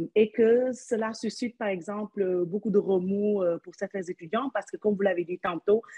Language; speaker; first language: French; non-native, local second language; Wolof